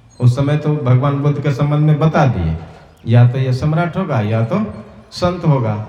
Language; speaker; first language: Hindi; native; Hindi